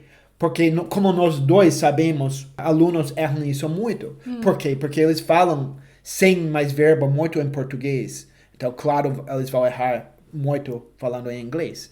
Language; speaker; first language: Portuguese; non-native, fluent; English